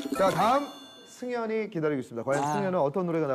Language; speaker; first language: Korean; native; Korean